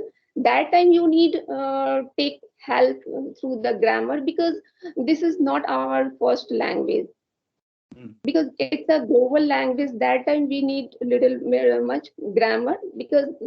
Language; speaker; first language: English; non-native, learner; Hindi